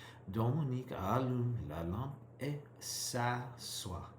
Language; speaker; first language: French; non-native, learner; English